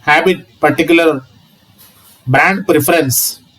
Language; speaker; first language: English; non-native, local second language; Telugu